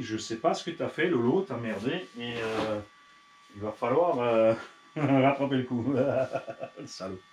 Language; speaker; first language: French; native; French